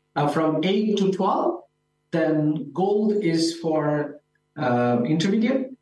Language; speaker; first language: English; non-native, local second language; Urdu